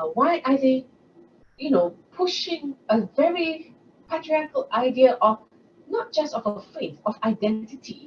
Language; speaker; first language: English; non-native, local second language; Malay